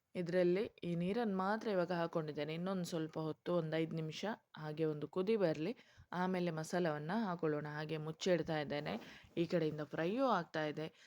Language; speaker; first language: Kannada; non-native, local second language; Tulu